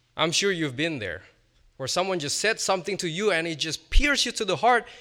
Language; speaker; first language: English; non-native, fluent; Indonesian